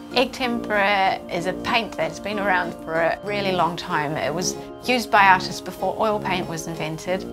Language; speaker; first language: English; native; English